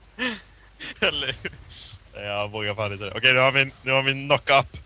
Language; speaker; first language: Swedish; native; Swedish